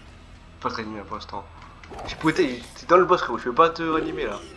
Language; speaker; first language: French; native; French